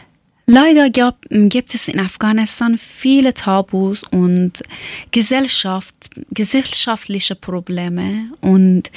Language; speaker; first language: German; non-native, learner; Persian